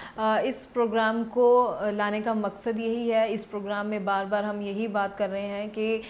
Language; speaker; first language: Hindi; non-native, local second language; Punjabi